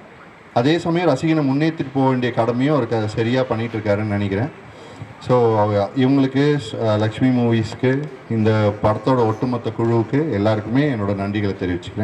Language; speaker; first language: Tamil; native; Tamil